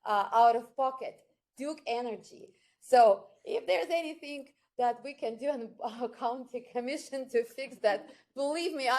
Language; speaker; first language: English; non-native, fluent; Ukrainian